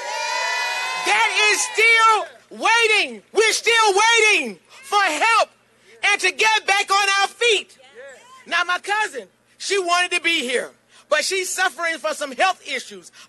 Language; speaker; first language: English; native; English